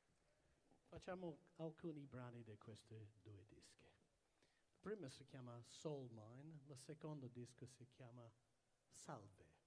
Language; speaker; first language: Italian; early bilingual, heritage; English